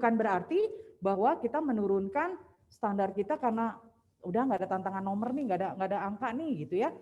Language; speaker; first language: Indonesian; native; Indonesian